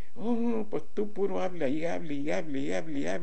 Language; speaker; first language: Spanish; early bilingual, heritage; Spanish